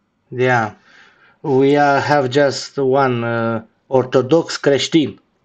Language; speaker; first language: English; non-native, learner; Romanian